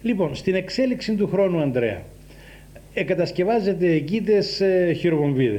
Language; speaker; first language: Greek; native; Greek